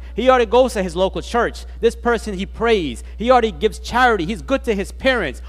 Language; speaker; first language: English; native; English